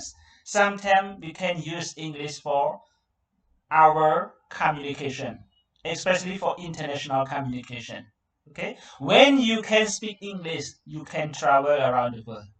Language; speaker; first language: English; non-native, learner; Khmer